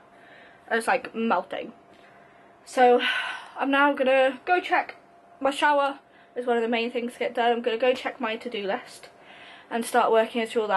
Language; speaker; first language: English; native; English